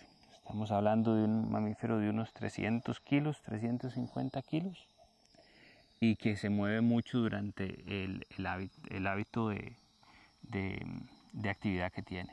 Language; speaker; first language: Spanish; native; Spanish